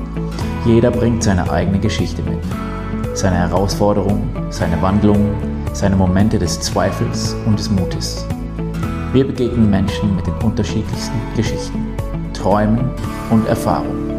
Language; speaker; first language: German; native; German